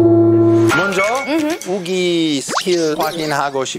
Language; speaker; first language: Korean; non-native, learner; Italian